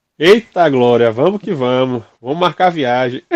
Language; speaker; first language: Portuguese; native; Portuguese